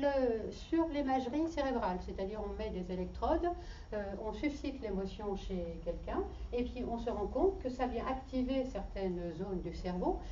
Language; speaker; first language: French; native; French